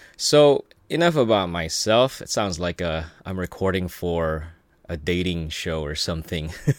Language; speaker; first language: English; early bilingual, other home language; Filipino